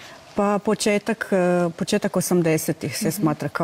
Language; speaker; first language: Croatian; native; Croatian